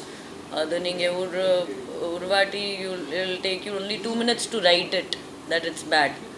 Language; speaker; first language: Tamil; non-native, fluent; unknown